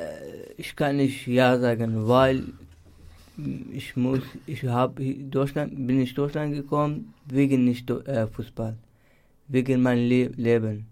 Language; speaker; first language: German; non-native, learner; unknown